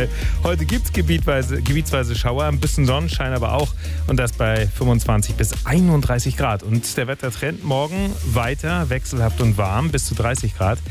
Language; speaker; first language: German; native; German